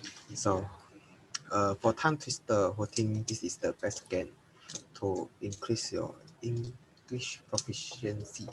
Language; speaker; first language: English; non-native, learner; Chinese